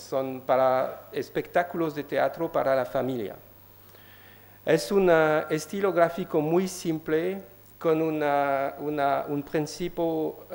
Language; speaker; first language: Spanish; non-native, learner; French